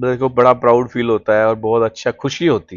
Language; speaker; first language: Hindi; native; Hindi